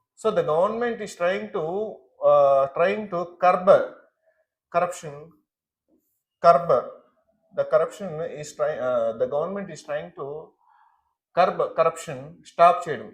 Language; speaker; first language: English; non-native, local second language; Telugu